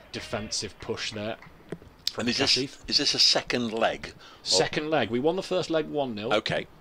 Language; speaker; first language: English; native; English